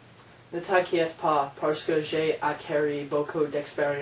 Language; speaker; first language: French; non-native, learner; English